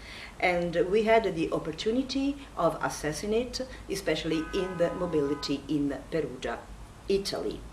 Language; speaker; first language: English; non-native, learner; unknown